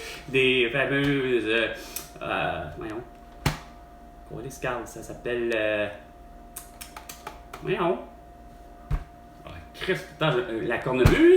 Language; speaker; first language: French; native; French